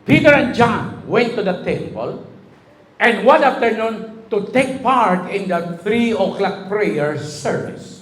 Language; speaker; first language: English; non-native, local second language; Filipino